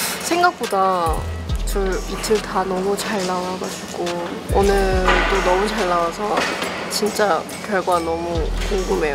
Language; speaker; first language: Korean; non-native, fluent; Thai